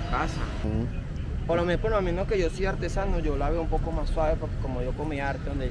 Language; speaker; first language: Spanish; native; Spanish